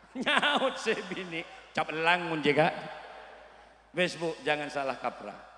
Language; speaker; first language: Indonesian; non-native, local second language; Madurese